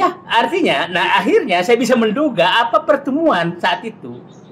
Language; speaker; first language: Indonesian; native; Indonesian